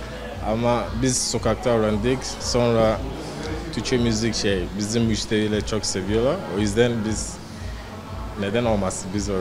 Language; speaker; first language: Turkish; non-native, learner; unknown